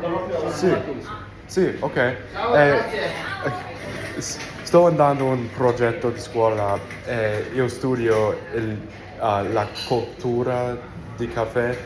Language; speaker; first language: Italian; non-native, learner; English